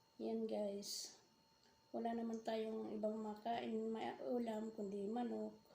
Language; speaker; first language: Filipino; non-native, local second language; Bikol